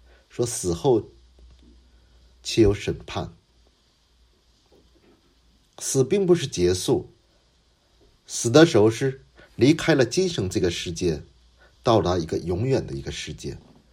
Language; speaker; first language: Chinese; non-native, fluent; Korean